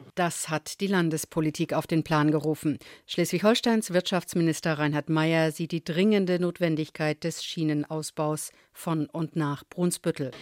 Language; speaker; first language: German; native; German